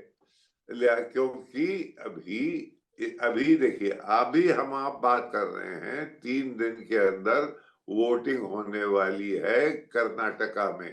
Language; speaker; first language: Hindi; native; Hindi